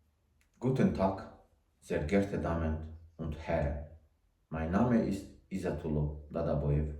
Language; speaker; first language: German; non-native, learner; Tajik